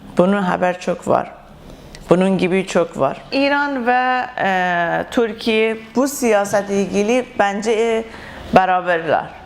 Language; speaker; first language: Turkish; non-native, learner; Persian